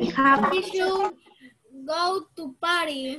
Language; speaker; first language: English; non-native, learner; Spanish